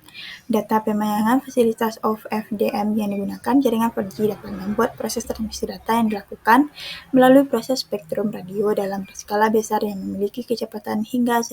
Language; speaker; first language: Indonesian; native; Indonesian